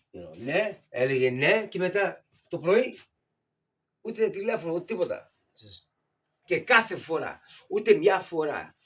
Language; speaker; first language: Greek; early bilingual, heritage; Greek